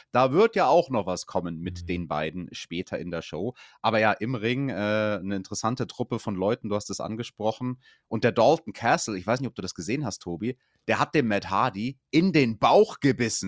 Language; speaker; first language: German; native; German